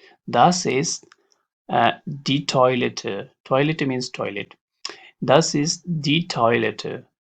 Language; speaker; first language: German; non-native, learner; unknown